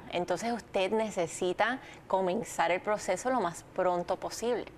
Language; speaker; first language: Spanish; native; Spanish